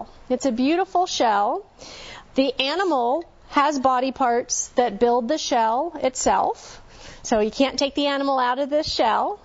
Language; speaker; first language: English; native; English